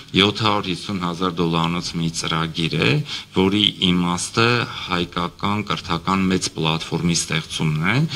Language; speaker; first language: Armenian; native; Armenian